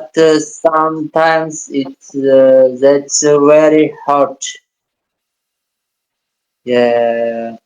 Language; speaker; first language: English; non-native, learner; Tajik